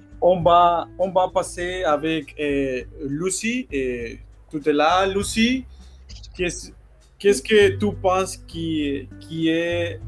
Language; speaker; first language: French; non-native, learner; Spanish